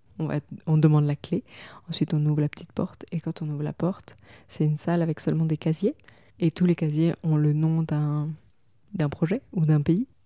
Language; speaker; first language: French; native; French